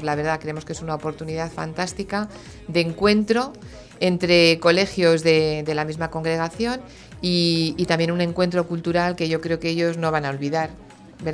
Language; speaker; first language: Spanish; native; Spanish